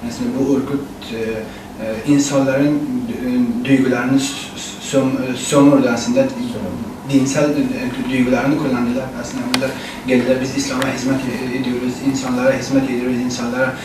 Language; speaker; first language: Turkish; non-native, fluent; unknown